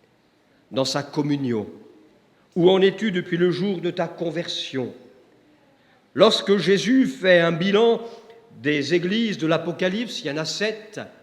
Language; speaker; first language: French; native; French